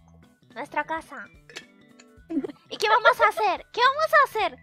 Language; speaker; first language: Spanish; non-native, learner; Japanese